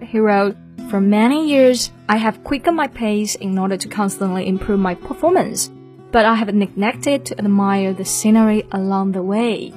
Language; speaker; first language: English; non-native, fluent; Chinese